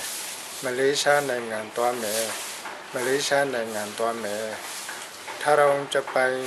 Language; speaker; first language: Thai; non-native, fluent; Burmese